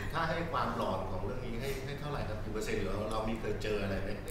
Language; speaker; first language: Thai; native; Thai